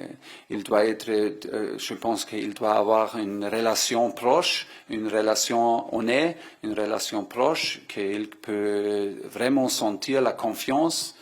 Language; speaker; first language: French; non-native, fluent; German